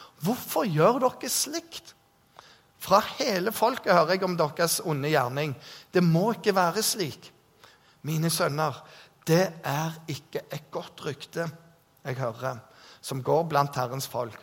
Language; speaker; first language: Norwegian; native; Norwegian